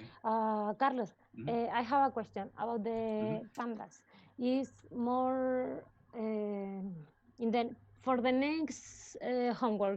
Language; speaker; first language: English; non-native, learner; Spanish